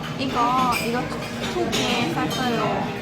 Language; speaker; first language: Korean; non-native, learner; Thai